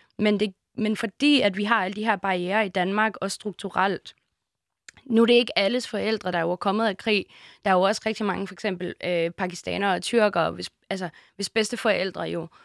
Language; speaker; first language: Danish; early bilingual, other home language; Bosnian